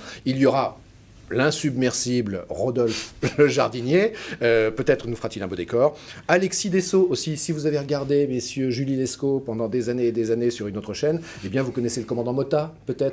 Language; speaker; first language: French; native; French